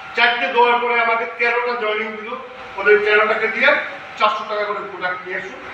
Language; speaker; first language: Bangla; early bilingual, heritage; Bangla